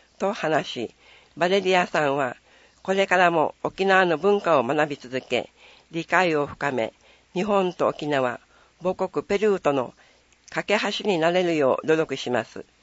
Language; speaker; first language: Japanese; native; Japanese